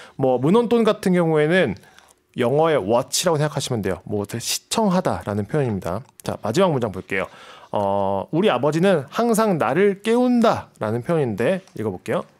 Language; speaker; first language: Korean; native; Korean